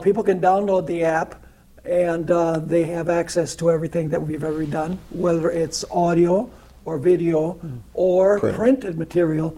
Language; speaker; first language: English; early bilingual, other home language; Spanish